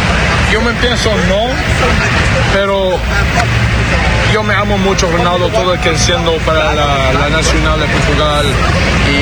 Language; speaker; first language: Spanish; non-native, learner; Portuguese